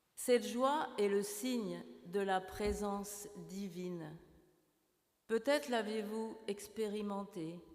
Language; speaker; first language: French; native; French